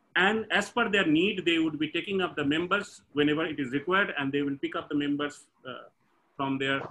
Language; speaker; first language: English; non-native, local second language; Bangla